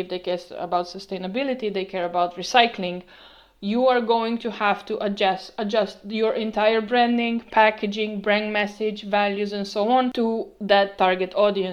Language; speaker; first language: English; non-native, fluent; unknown